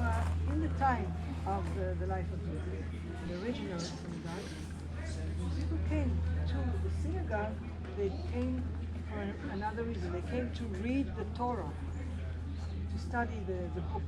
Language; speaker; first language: English; non-native, fluent; Hebrew